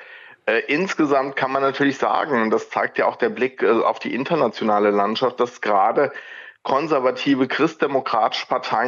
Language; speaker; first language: German; native; German